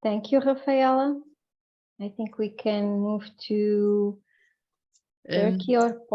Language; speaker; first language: English; non-native, fluent; Portuguese